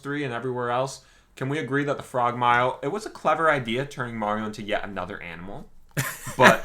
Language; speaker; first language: English; native; English